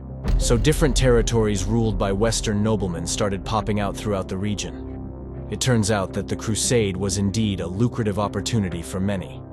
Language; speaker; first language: English; native; English